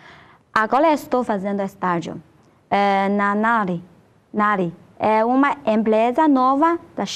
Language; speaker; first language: Portuguese; non-native, learner; Chinese